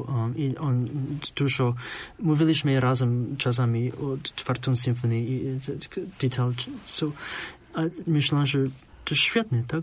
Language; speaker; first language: Polish; non-native, learner; Chinese